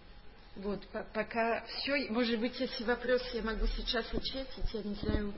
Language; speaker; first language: Russian; non-native, fluent; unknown